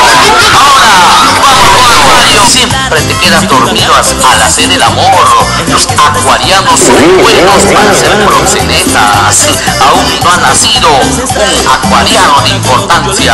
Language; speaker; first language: Spanish; native; Spanish